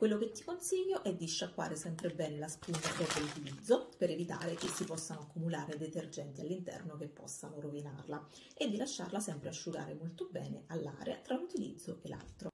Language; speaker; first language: Italian; native; Italian